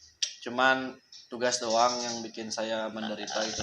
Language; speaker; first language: Indonesian; non-native, local second language; Sundanese